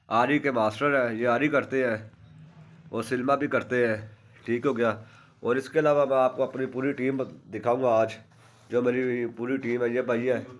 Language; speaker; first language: Urdu; non-native, local second language; Punjabi